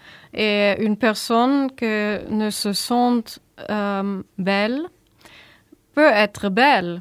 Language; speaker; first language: French; non-native, learner; German